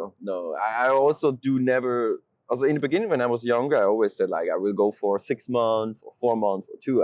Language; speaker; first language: English; non-native, fluent; Swiss German